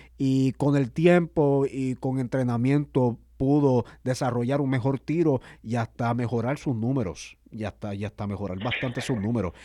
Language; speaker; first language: Spanish; native; Spanish